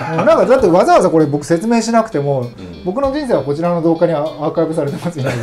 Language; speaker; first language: Japanese; native; Japanese